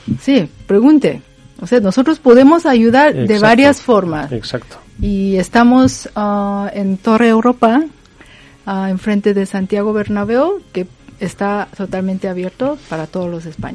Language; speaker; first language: Spanish; non-native, fluent; Korean